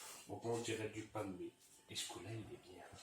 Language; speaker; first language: French; native; French